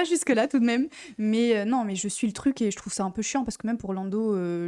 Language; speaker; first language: French; native; French